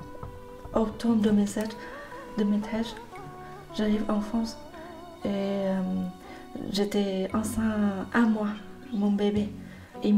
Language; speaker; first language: French; non-native, learner; Vietnamese